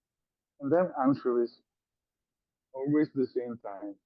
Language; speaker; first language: English; non-native, learner; Italian